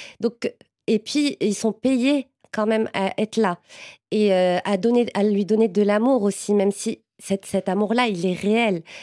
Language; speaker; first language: French; non-native, local second language; Arabic